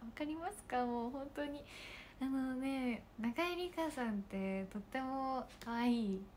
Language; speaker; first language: Japanese; native; Japanese